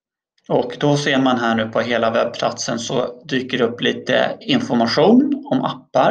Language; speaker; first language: Swedish; native; Swedish